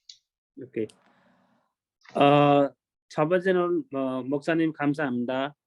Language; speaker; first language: Korean; non-native, learner; Nepali